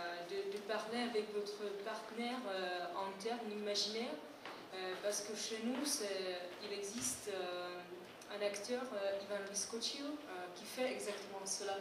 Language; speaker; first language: French; non-native, fluent; Czech